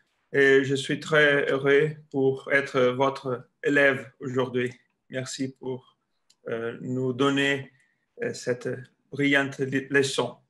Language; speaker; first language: French; non-native, fluent; Portuguese